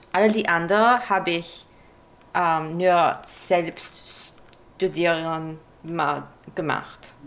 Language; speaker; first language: German; non-native, learner; English